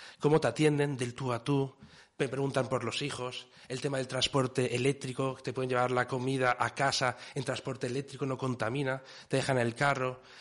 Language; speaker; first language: Spanish; native; Spanish